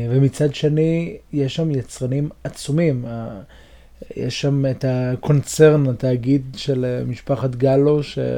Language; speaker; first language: Hebrew; native; Hebrew